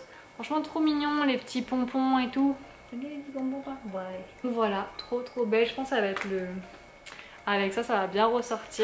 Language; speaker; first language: French; native; French